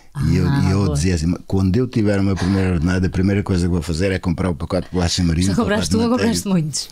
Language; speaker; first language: Portuguese; non-native, local second language; Kabuverdianu